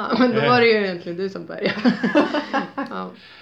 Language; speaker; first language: Swedish; native; Swedish